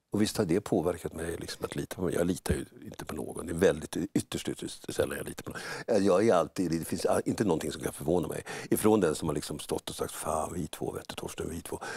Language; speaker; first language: Swedish; native; Swedish